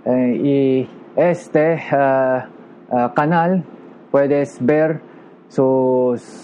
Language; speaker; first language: Spanish; non-native, learner; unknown